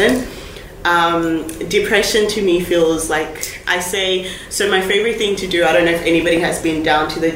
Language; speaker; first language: English; non-native, local second language; Shona